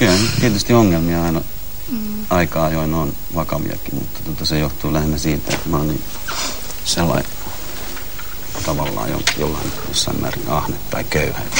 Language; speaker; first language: Finnish; native; Finnish